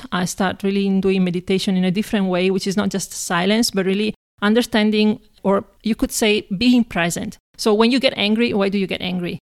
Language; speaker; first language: English; non-native, fluent; Italian